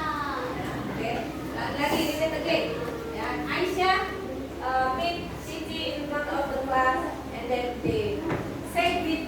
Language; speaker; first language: English; non-native, learner; Indonesian